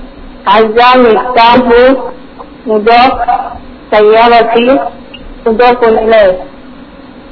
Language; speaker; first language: Arabic; non-native, learner; Indonesian